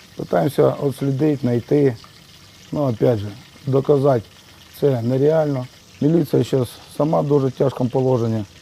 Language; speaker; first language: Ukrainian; native; Ukrainian